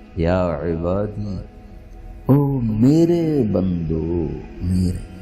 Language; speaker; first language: Urdu; non-native, local second language; Punjabi